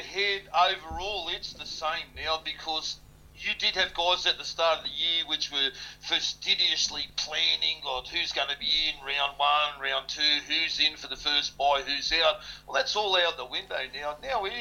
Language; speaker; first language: English; native; English